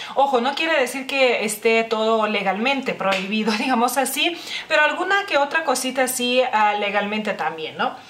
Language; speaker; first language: Spanish; non-native, fluent; Lithuanian